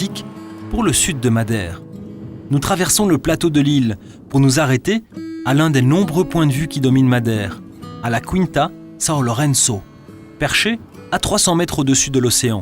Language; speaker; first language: French; native; French